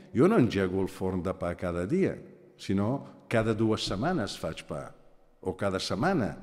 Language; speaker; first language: Catalan; non-native, fluent; Aramaic